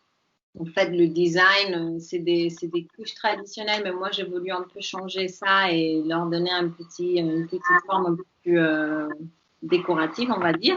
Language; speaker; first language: French; non-native, fluent; Spanish